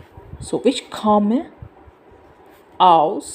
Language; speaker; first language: German; non-native, learner; Bangla